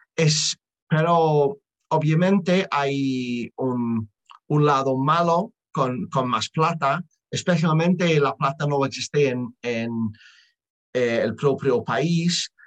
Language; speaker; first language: Spanish; non-native, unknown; English